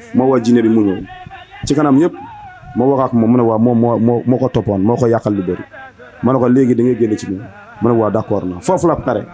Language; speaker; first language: Wolof; non-native, fluent; Bambara